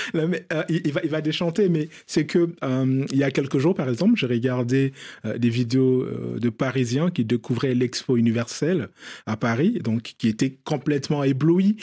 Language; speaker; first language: French; non-native, local second language; Bambara